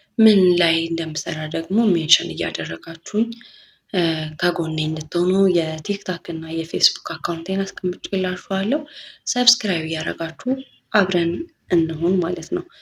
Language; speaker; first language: Amharic; native; Amharic